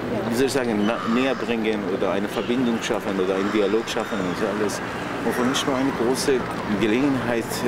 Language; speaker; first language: German; non-native, fluent; Persian